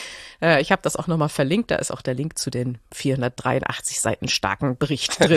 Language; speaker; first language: German; native; German